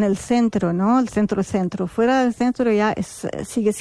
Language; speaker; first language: Spanish; non-native, fluent; Arabic